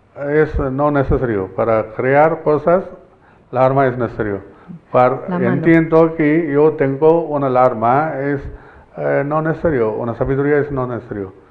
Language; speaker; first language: Spanish; non-native, learner; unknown